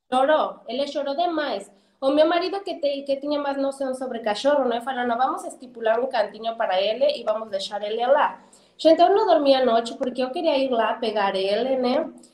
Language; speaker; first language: Portuguese; non-native, fluent; Spanish